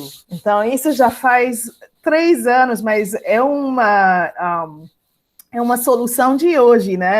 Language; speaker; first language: Portuguese; non-native, fluent; English